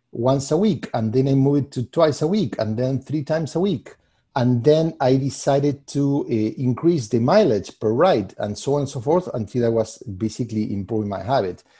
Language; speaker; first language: English; non-native, fluent; Spanish